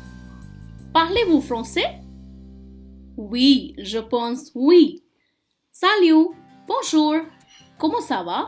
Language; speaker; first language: French; non-native, fluent; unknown